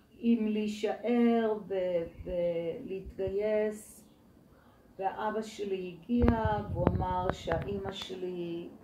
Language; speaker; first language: Hebrew; native; Hebrew